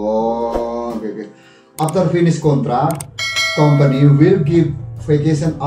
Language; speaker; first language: English; non-native, learner; Indonesian